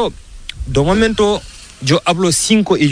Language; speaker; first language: Spanish; non-native, learner; Fula